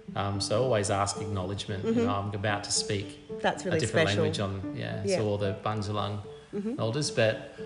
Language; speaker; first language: English; native; English